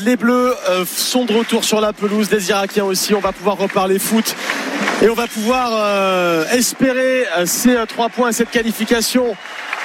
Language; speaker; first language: French; native; French